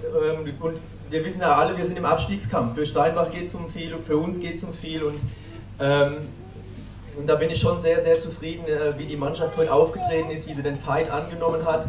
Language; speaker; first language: German; native; German